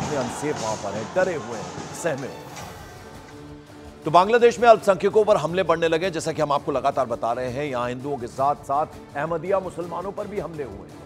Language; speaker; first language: Hindi; native; Hindi